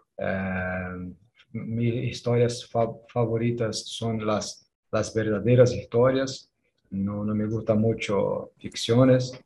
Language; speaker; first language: Spanish; non-native, fluent; Portuguese